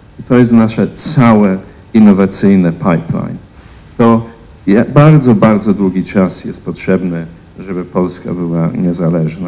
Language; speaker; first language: Polish; non-native, fluent; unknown